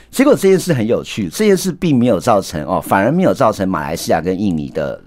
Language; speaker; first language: Chinese; native; Chinese